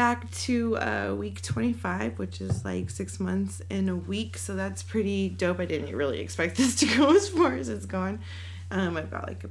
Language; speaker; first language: English; native; English